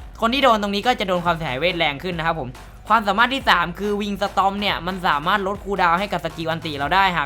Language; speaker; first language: Thai; native; Thai